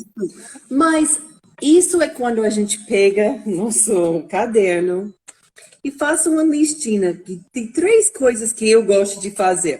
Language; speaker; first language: Portuguese; non-native, fluent; English